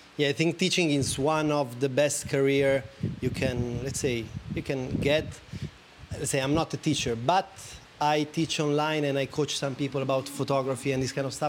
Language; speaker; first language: English; non-native, fluent; Italian